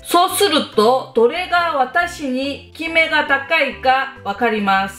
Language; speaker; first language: Japanese; non-native, fluent; Korean